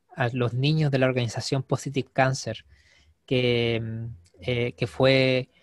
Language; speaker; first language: Spanish; native; Spanish